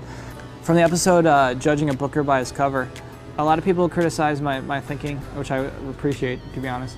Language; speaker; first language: English; native; English